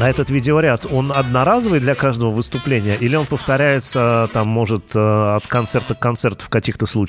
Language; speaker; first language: Russian; native; Russian